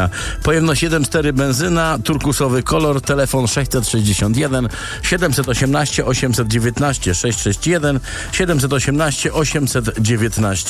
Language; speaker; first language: Polish; native; Polish